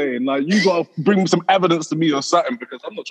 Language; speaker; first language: English; native; English